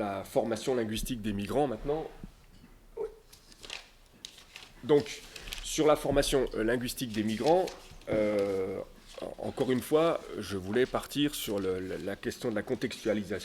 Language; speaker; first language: French; native; French